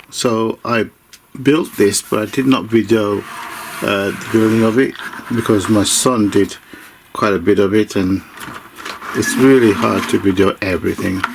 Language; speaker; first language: English; native; English